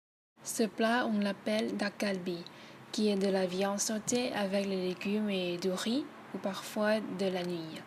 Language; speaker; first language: French; non-native, learner; Thai